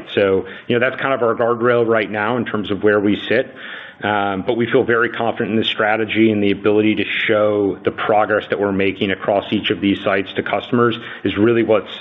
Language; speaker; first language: English; native; English